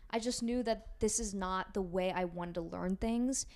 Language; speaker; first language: English; non-native, fluent; Korean